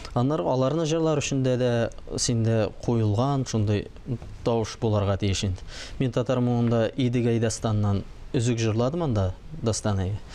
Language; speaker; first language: Tatar; early bilingual, heritage; Tatar